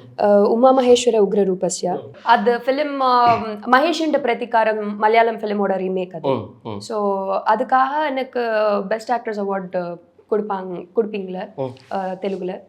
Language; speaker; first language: Tamil; non-native, learner; Telugu